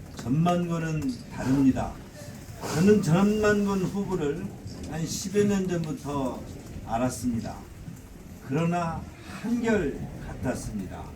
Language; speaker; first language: Korean; native; Korean